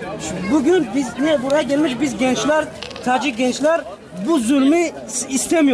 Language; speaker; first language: Turkish; non-native, learner; Tajik